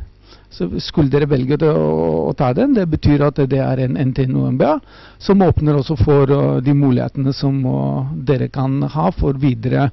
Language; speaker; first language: Norwegian; non-native, fluent; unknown